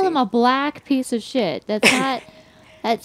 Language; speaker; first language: English; native; English